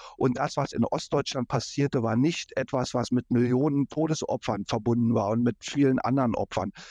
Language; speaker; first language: German; native; German